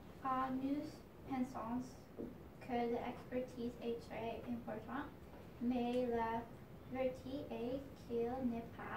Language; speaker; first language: French; non-native, learner; English